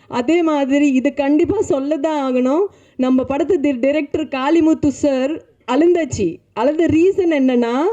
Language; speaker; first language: Tamil; non-native, learner; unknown